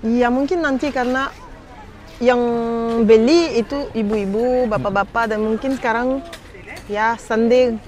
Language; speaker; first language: Indonesian; non-native, learner; Arabic